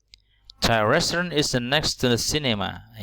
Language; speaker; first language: English; non-native, learner; Indonesian